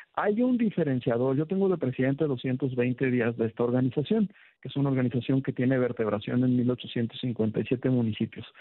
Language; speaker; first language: Spanish; native; Spanish